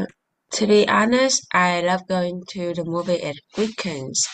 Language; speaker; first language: English; non-native, learner; Vietnamese